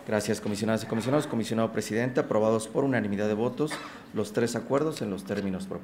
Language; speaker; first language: Spanish; native; Spanish